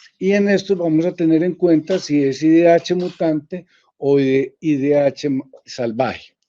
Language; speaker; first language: Spanish; native; Spanish